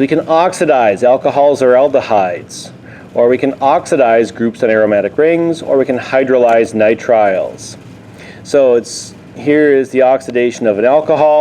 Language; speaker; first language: English; native; English